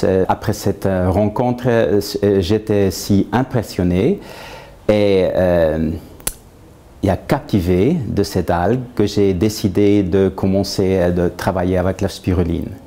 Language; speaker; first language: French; non-native, fluent; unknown